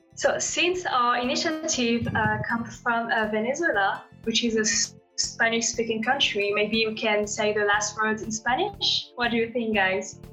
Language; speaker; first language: English; non-native, fluent; French